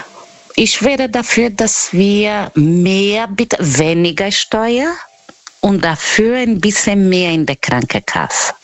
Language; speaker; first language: German; non-native, fluent; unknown